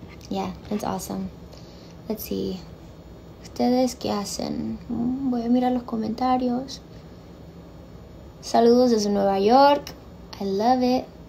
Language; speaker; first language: Spanish; early bilingual, heritage; Spanish